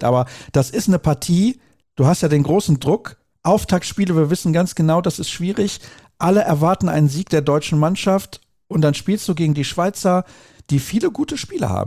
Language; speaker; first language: German; native; German